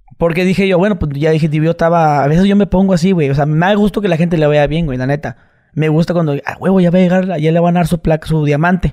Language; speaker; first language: Spanish; native; Spanish